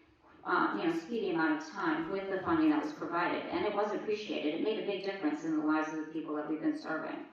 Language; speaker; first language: English; early bilingual, other home language; French